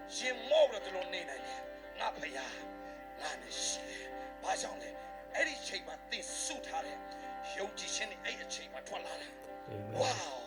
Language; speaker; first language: Burmese; non-native, local second language; Hakha Chin